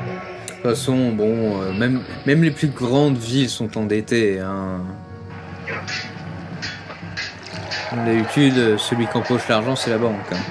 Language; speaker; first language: French; native; French